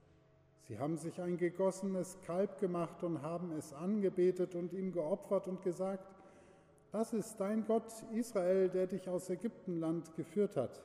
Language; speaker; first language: German; native; German